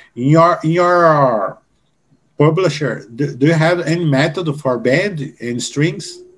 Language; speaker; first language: English; non-native, learner; Portuguese